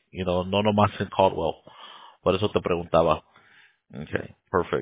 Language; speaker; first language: Spanish; early bilingual, heritage; Spanish